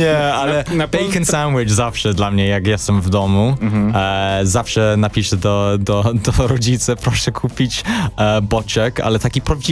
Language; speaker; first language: Polish; non-native, learner; English